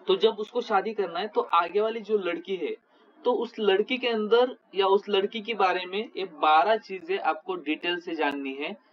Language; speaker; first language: Hindi; non-native, local second language; Marathi